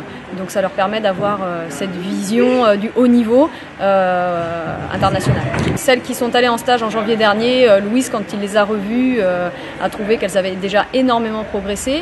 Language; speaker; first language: French; native; French